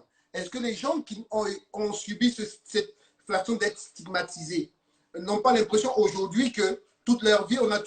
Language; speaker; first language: French; native; French